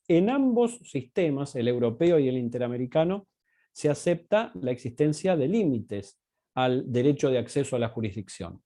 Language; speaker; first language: Spanish; native; Spanish